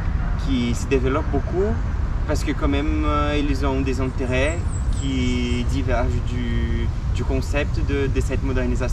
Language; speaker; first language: French; non-native, fluent; Portuguese